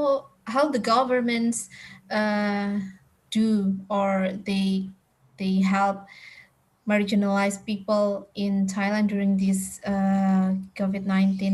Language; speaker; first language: English; non-native, fluent; Indonesian